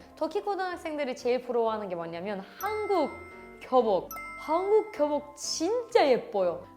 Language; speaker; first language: Korean; non-native, fluent; Turkish